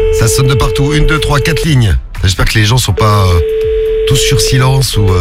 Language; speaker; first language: French; native; French